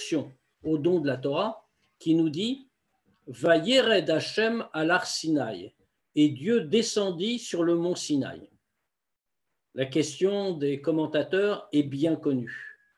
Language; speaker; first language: French; native; French